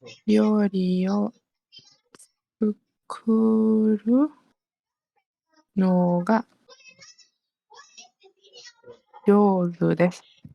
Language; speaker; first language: Japanese; non-native, learner; Malay